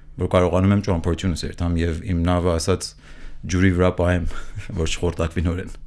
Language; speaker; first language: Armenian; early bilingual, heritage; Armenian